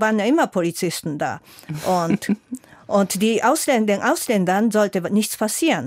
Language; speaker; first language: German; non-native, fluent; Japanese